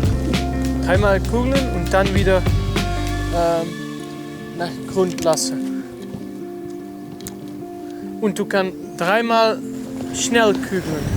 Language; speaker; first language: German; non-native, learner; Dutch